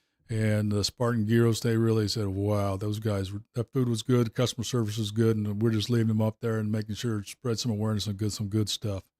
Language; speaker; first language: English; native; English